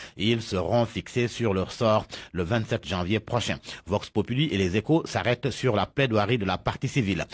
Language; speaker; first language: French; non-native, local second language; Wolof